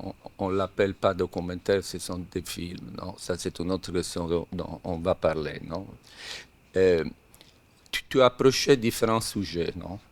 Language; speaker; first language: French; non-native, fluent; Italian